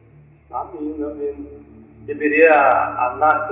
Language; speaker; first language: Greek; non-native, fluent; Portuguese